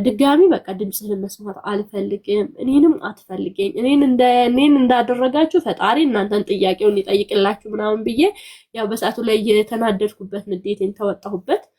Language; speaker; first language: Amharic; non-native, local second language; Sebat Bet Gurage